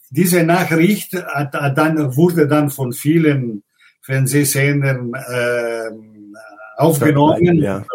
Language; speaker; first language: German; non-native, fluent; Italian